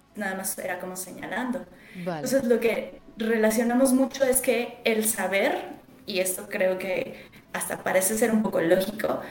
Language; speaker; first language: Spanish; native; Spanish